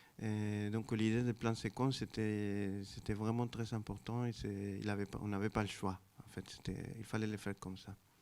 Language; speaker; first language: French; non-native, fluent; Spanish